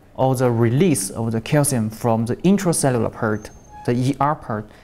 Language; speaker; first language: English; non-native, learner; Chinese